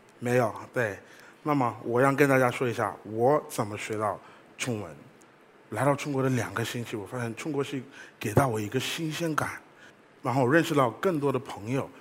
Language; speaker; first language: Chinese; non-native, fluent; English